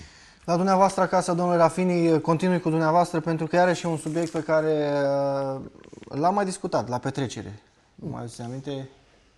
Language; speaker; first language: Romanian; native; Romanian